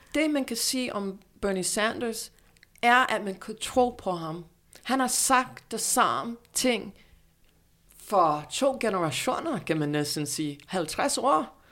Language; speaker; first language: Danish; non-native, fluent; English